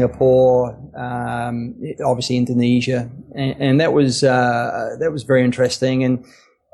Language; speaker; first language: English; native; English